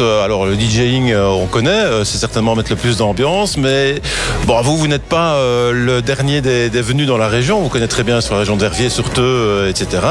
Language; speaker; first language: French; native; French